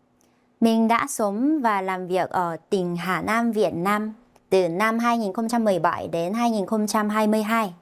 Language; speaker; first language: Vietnamese; non-native, fluent; Korean